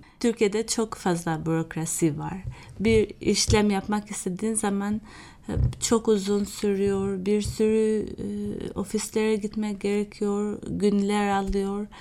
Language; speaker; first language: Turkish; non-native, fluent; Albanian